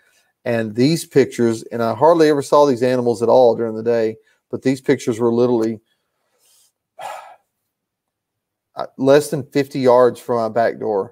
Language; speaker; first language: English; native; English